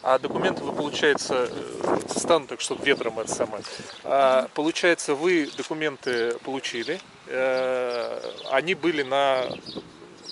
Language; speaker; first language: Russian; native; Russian